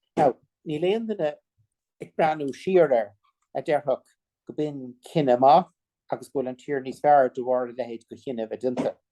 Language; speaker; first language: Irish; non-native, local second language; English